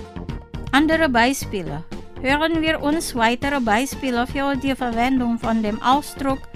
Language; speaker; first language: German; non-native, fluent; Indonesian